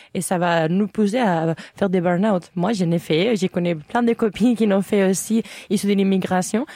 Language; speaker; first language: French; non-native, fluent; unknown